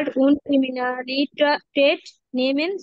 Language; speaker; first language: German; non-native, learner; Bangla